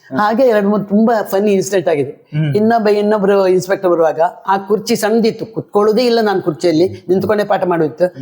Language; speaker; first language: Kannada; non-native, local second language; Konkani